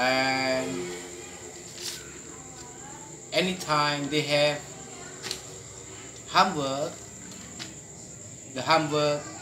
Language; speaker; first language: English; non-native, fluent; Indonesian